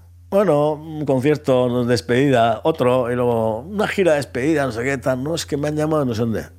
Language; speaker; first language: Spanish; non-native, local second language; Basque